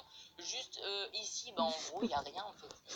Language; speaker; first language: French; native; French